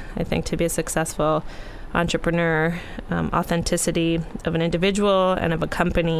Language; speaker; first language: English; native; English